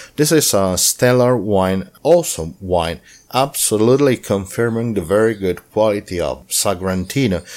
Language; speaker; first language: English; non-native, fluent; Italian